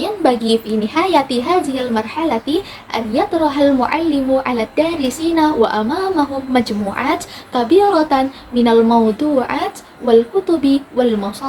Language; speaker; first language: Arabic; non-native, learner; Indonesian